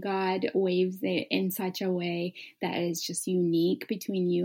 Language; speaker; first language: English; early bilingual, other home language; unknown